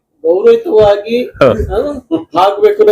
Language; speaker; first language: Kannada; native; Kannada